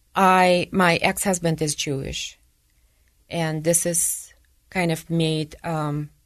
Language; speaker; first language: English; non-native, fluent; Ukrainian